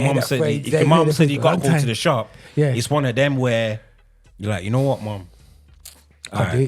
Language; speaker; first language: English; native; English